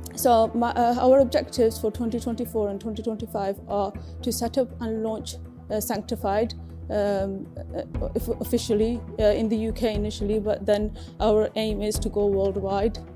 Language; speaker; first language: English; native; English